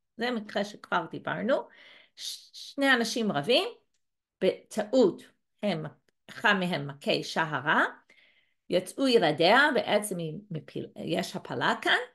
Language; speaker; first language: Hebrew; non-native, fluent; English